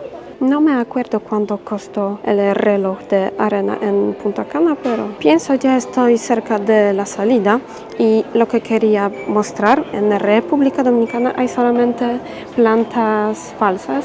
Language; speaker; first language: Spanish; non-native, fluent; Polish